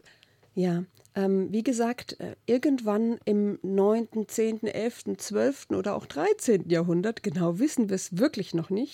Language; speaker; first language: German; native; German